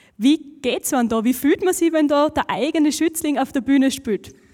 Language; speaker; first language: German; native; German